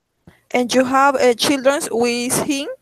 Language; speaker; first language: English; non-native, learner; Spanish